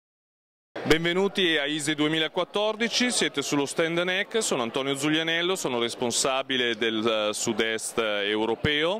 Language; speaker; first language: Italian; native; Italian